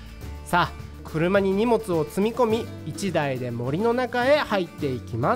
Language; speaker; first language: Japanese; native; Japanese